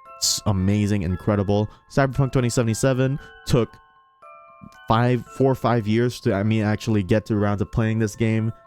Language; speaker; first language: English; native; English